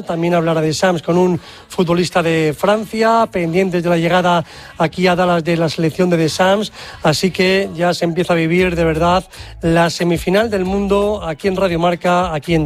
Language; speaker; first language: Spanish; native; Spanish